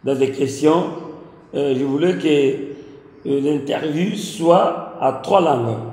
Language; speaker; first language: French; non-native, local second language; Lingala